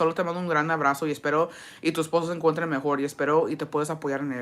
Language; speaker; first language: Spanish; early bilingual, heritage; Spanish